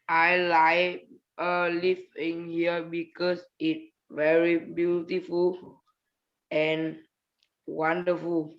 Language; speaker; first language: English; non-native, learner; Vietnamese